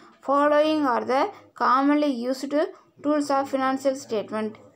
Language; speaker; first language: English; non-native, local second language; Tamil